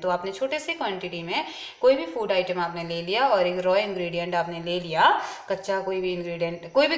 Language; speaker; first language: Hindi; native; Hindi